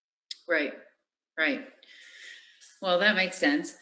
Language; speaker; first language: English; native; English